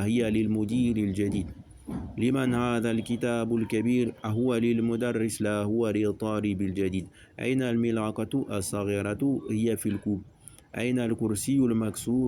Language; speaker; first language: Arabic; non-native, fluent; French